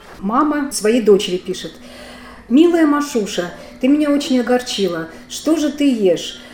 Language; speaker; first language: Russian; native; Russian